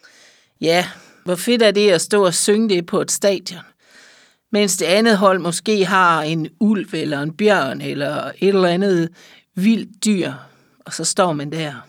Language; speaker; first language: Danish; native; Danish